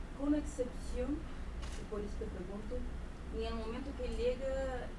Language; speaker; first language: Spanish; non-native, learner; Portuguese